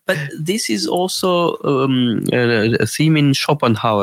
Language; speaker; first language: English; non-native, fluent; Romanian